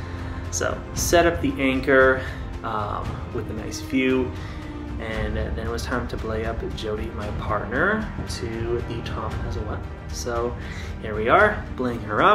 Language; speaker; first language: English; native; English